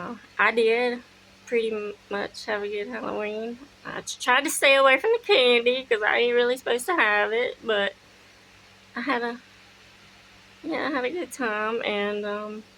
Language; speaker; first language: English; native; English